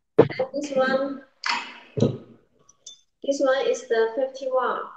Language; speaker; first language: English; non-native, learner; Chinese